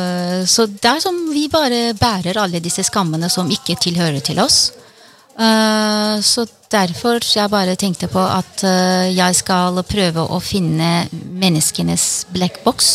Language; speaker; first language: Norwegian; non-native, fluent; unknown